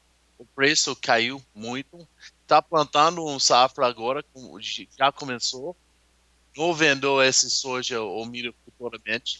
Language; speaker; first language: Portuguese; non-native, learner; English